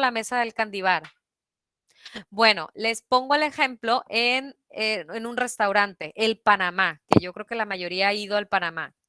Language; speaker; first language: Spanish; native; Spanish